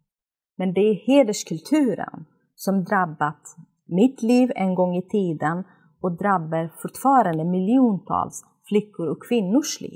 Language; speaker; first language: Swedish; non-native, fluent; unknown